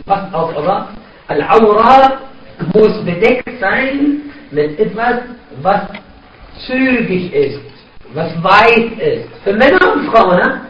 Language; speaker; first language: German; non-native, fluent; Arabic